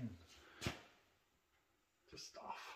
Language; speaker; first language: English; native; English